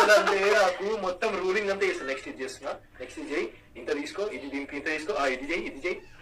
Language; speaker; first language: Telugu; native; Telugu